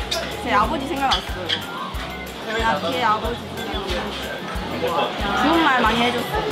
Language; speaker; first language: Korean; non-native, learner; Chinese